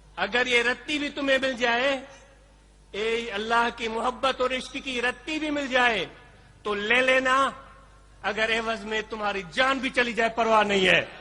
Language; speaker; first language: Urdu; non-native, local second language; Sindhi